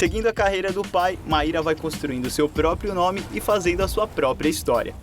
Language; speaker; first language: Portuguese; native; Portuguese